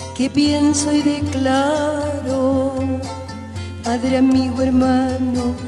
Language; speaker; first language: French; non-native, fluent; Spanish